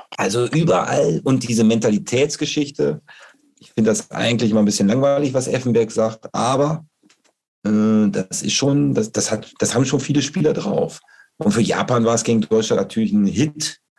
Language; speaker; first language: German; native; German